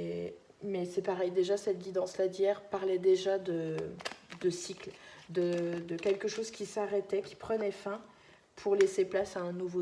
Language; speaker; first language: French; native; French